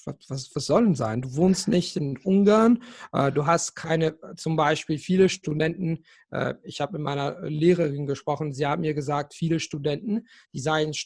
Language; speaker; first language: German; non-native, fluent; Italian